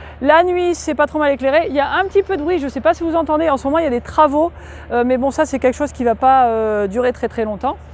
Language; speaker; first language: French; native; French